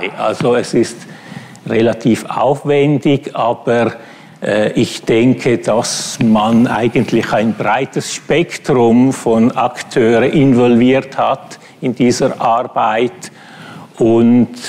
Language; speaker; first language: German; non-native, fluent; Italian